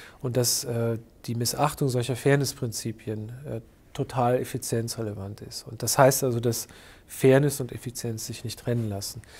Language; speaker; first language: German; native; German